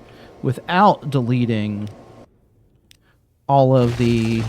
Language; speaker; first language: English; native; English